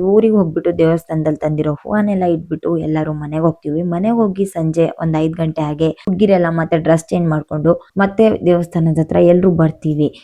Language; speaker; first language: Kannada; non-native, local second language; Lambadi